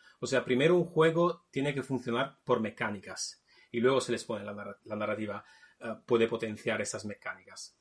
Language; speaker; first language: Spanish; non-native, fluent; Italian